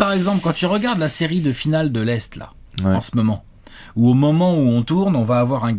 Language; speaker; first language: French; native; French